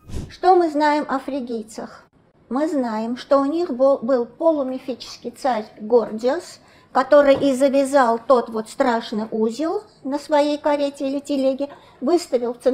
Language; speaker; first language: Russian; non-native, local second language; Armenian